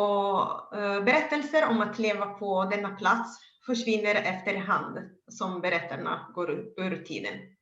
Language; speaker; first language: Swedish; non-native, fluent; Italian